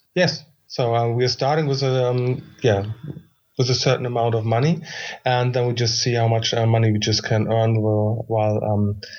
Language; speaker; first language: English; non-native, fluent; German